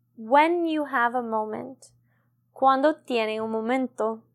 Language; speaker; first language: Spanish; non-native, learner; English